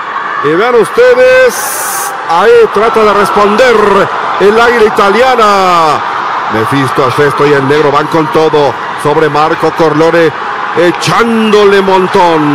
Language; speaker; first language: Spanish; native; Spanish